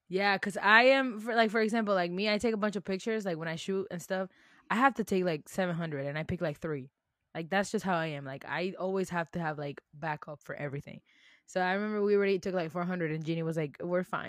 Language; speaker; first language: English; early bilingual, other home language; Spanish